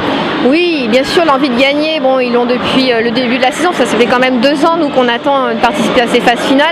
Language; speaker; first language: French; native; French